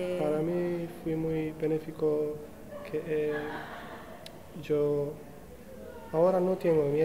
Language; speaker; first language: Spanish; non-native, learner; English